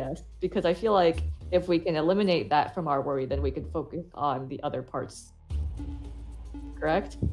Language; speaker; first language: English; native; English